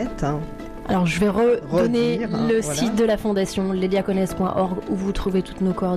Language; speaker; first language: French; native; French